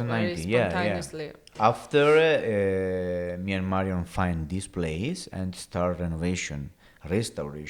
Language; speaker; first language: English; non-native, learner; Italian